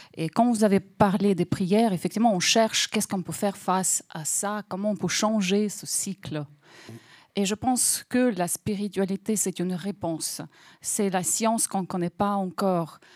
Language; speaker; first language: French; non-native, fluent; Russian